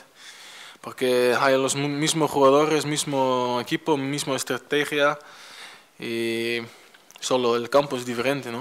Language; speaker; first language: Spanish; non-native, fluent; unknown